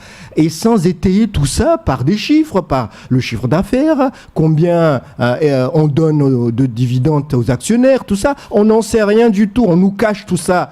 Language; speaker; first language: French; non-native, local second language; Comorian